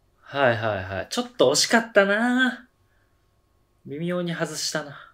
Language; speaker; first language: Japanese; native; Japanese